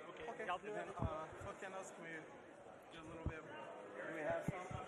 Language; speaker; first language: English; native; English